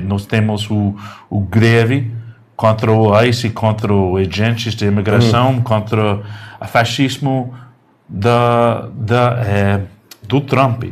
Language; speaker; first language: Portuguese; non-native, learner; English